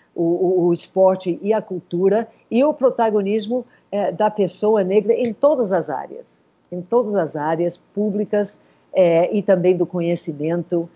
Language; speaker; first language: Portuguese; non-native, fluent; English